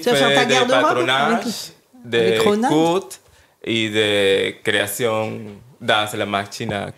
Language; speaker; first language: French; non-native, learner; Spanish